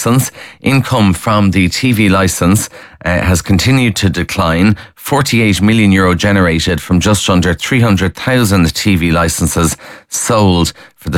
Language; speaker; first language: English; native; English